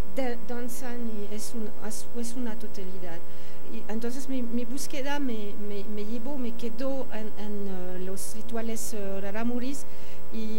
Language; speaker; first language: Spanish; non-native, fluent; French